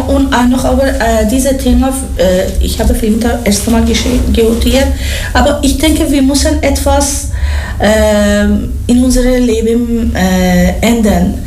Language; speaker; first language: German; non-native, learner; Persian